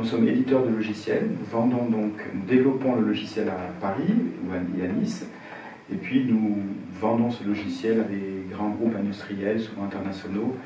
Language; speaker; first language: French; native; French